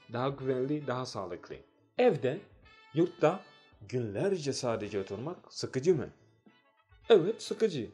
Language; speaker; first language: Turkish; non-native, fluent; Swahili